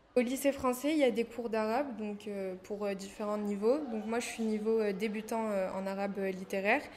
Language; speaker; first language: French; native; French